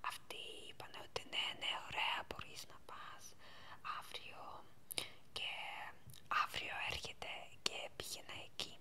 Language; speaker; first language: Greek; non-native, learner; Ukrainian